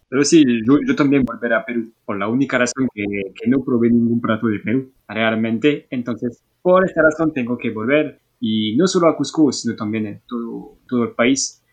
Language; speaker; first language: Spanish; non-native, learner; French